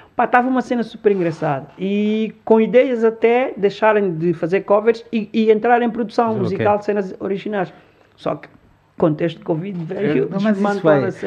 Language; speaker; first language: Portuguese; early bilingual, other home language; Lingala